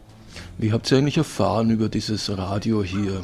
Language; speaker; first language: German; native; German